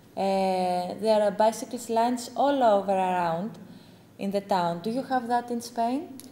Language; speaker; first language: English; non-native, fluent; Greek